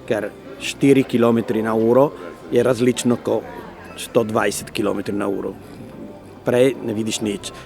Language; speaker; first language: Slovenian; non-native, learner; Italian